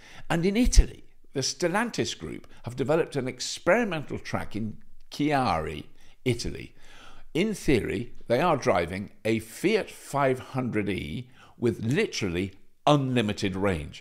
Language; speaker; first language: English; native; English